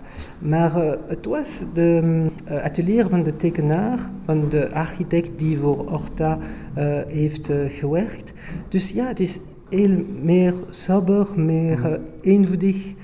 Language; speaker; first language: Dutch; non-native, local second language; French